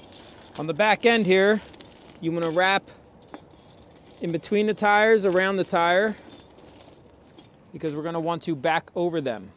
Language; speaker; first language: English; native; English